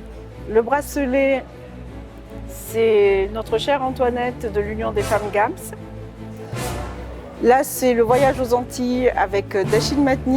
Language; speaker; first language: French; native; French